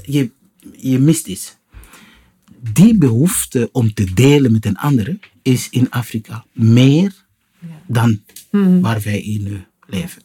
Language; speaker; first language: Dutch; non-native, fluent; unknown